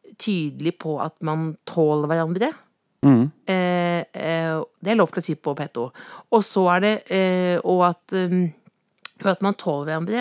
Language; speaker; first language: Norwegian; native; Norwegian